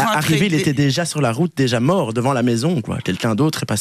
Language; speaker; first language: French; native; French